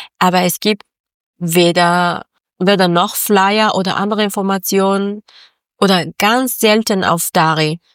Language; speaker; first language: German; non-native, learner; Persian